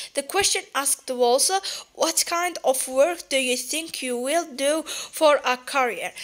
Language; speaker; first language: English; non-native, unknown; Arabic